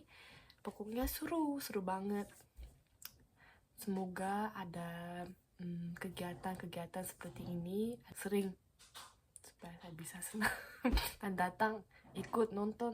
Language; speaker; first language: Indonesian; non-native, fluent; Korean